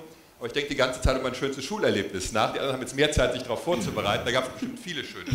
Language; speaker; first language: German; native; German